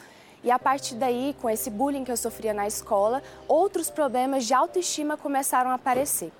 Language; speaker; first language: Portuguese; early bilingual, other home language; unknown